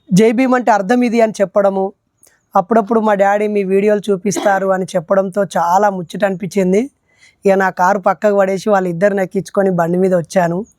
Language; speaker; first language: Telugu; native; Telugu